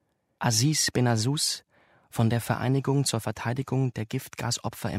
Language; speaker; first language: German; native; German